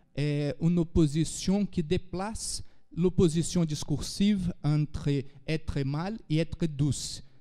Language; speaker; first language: French; non-native, fluent; Portuguese